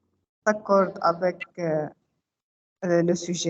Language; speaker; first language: French; non-native, local second language; Arabic